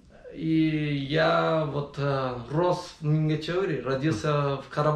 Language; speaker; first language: Russian; non-native, learner; Azerbaijani